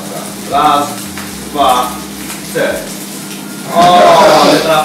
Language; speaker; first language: Polish; non-native, learner; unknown